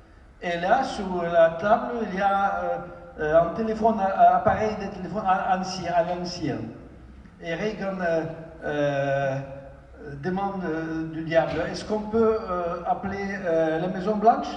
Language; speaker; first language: French; non-native, fluent; Ukrainian